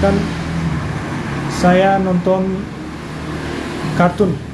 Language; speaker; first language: Indonesian; non-native, learner; Turkish